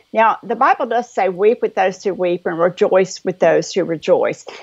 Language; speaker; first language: English; native; English